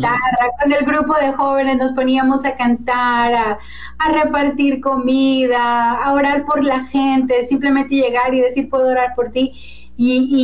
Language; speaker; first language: Spanish; native; Spanish